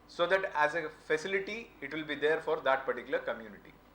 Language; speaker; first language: English; non-native, local second language; Telugu